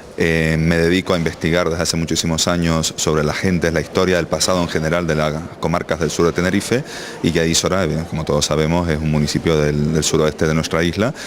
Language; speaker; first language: Spanish; native; Spanish